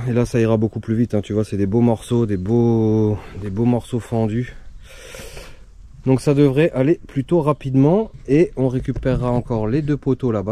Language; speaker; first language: French; native; French